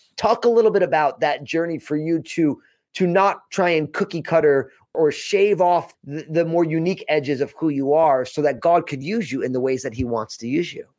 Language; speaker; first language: English; early bilingual, other home language; Italian